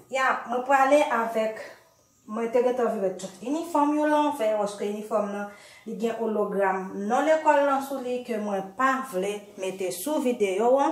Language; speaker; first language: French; non-native, learner; Haitian Creole